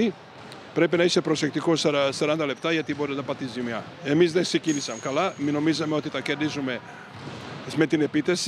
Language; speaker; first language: Greek; non-native, fluent; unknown